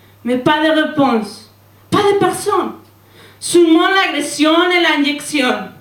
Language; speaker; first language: French; non-native, learner; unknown